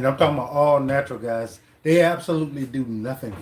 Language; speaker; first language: English; native; English